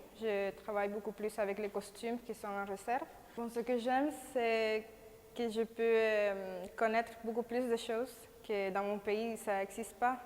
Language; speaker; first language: French; non-native, fluent; Spanish